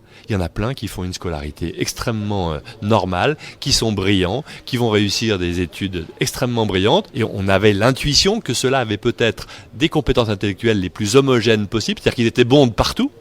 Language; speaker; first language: French; native; French